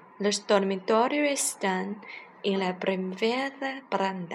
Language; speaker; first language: Spanish; non-native, fluent; Chinese